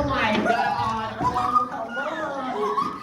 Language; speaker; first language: English; non-native, learner; Spanish